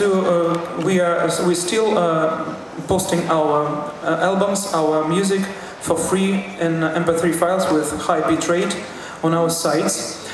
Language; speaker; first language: English; non-native, fluent; Russian